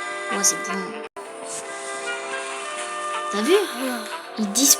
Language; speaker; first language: French; native; French